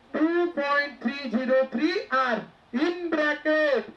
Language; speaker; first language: Hindi; non-native, local second language; Marathi